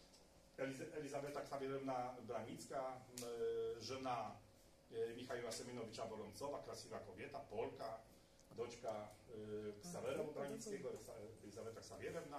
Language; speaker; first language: Polish; non-native, learner; Russian